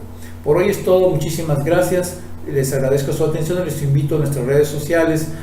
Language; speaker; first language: Spanish; native; Spanish